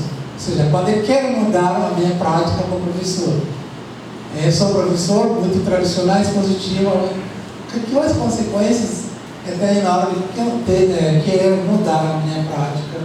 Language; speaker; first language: Portuguese; non-native, fluent; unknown